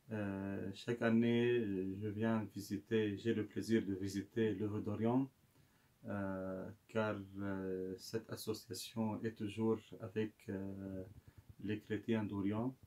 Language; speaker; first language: French; non-native, local second language; Arabic